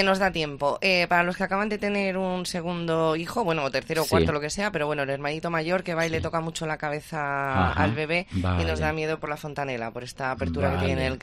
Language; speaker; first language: Spanish; native; Spanish